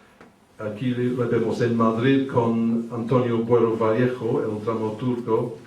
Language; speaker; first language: Spanish; early bilingual, heritage; English